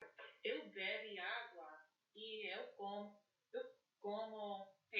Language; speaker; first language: Portuguese; non-native, learner; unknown